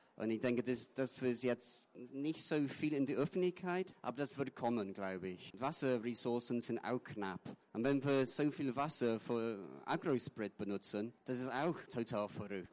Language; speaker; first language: German; non-native, fluent; English